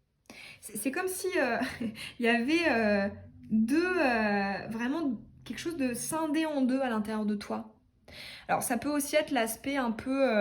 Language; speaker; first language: French; native; French